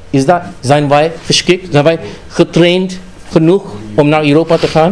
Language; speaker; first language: Dutch; non-native, fluent; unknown